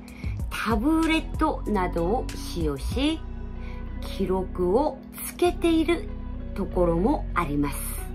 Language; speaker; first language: Japanese; non-native, fluent; Korean